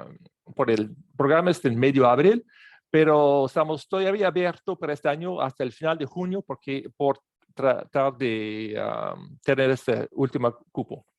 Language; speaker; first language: Spanish; non-native, fluent; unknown